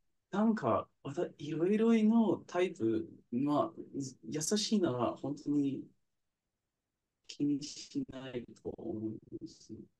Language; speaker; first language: Japanese; non-native, learner; English